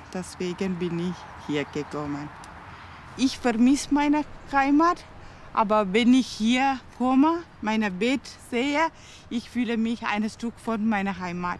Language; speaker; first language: German; non-native, learner; Tamil